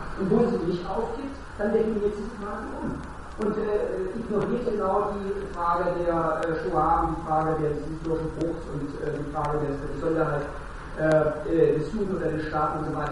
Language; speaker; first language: German; native; German